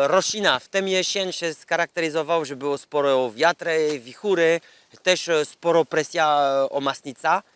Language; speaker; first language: Polish; non-native, learner; French